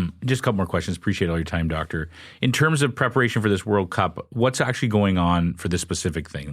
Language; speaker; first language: English; native; English